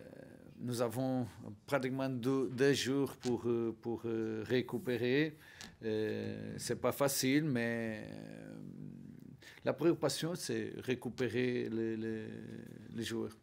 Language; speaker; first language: French; non-native, learner; Portuguese